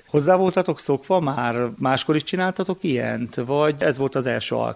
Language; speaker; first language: Hungarian; native; Hungarian